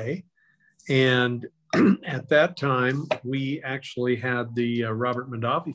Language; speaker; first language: English; native; English